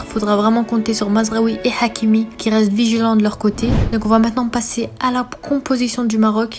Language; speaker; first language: French; native; French